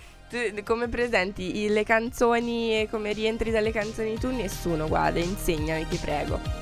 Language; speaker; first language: Italian; native; Italian